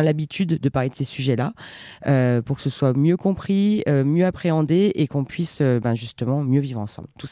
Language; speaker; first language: French; native; French